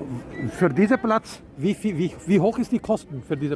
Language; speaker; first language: German; non-native, fluent; Urdu